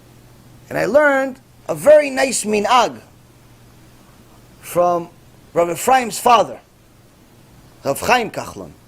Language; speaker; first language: English; non-native, fluent; Hebrew